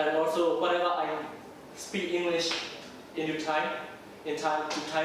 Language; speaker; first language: English; non-native, learner; Burmese